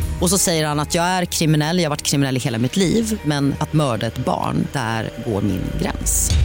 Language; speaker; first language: Swedish; native; Swedish